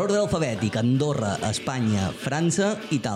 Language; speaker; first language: Catalan; native; Catalan